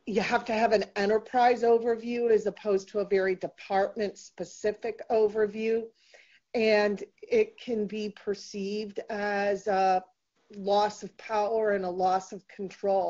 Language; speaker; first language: English; native; English